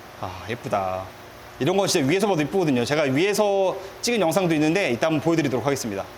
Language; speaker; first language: Korean; native; Korean